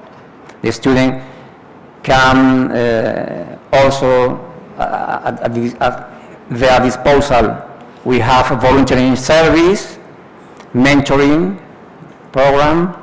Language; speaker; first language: English; non-native, fluent; Spanish